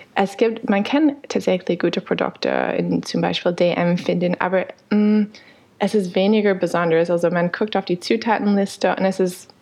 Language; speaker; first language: German; non-native, fluent; English